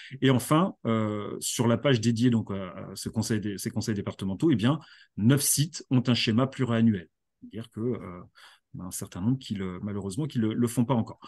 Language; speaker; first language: French; native; French